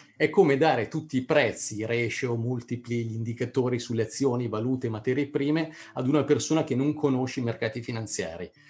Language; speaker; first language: Italian; native; Italian